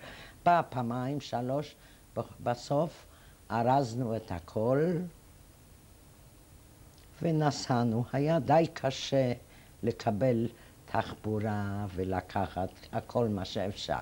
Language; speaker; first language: Hebrew; non-native, fluent; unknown